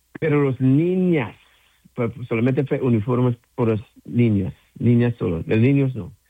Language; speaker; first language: Spanish; non-native, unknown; English